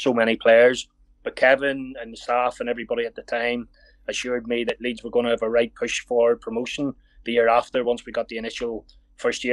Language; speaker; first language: English; native; English